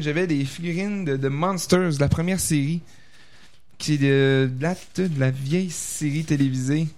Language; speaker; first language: French; native; French